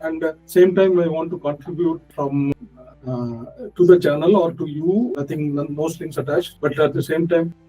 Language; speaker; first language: English; non-native, local second language; Tamil